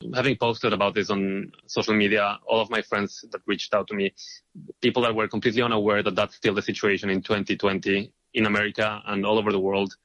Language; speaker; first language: English; non-native, fluent; Hebrew